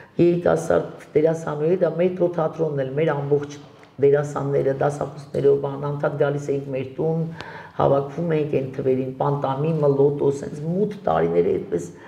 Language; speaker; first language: Armenian; native; Armenian